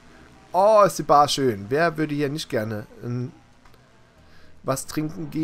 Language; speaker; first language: German; native; German